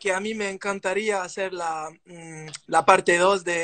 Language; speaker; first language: Spanish; non-native, learner; French